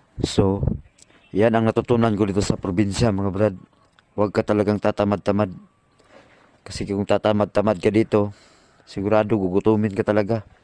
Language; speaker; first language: Filipino; non-native, local second language; Cebuano